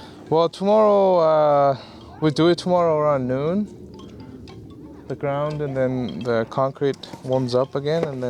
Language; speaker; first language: English; non-native, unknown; Korean